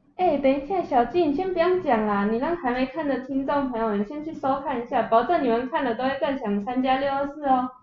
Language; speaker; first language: Chinese; native; Chinese